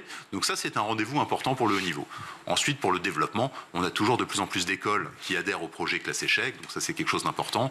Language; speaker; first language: French; native; French